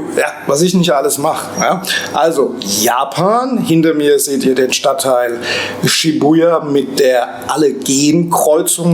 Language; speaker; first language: German; native; German